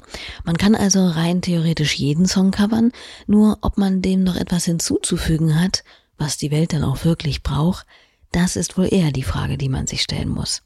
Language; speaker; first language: German; native; German